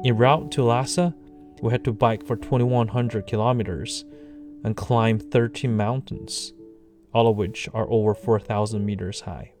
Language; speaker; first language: English; non-native, fluent; Chinese